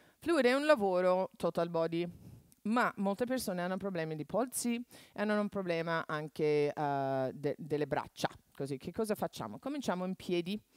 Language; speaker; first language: Italian; non-native, fluent; English